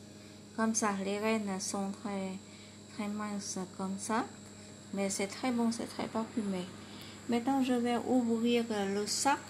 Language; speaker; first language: French; non-native, learner; Vietnamese